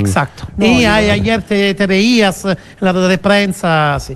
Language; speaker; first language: Spanish; non-native, fluent; Italian